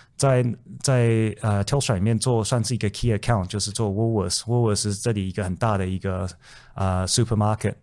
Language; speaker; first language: Chinese; native; Chinese